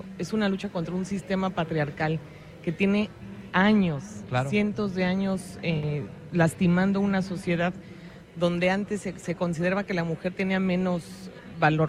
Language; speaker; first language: Spanish; native; Spanish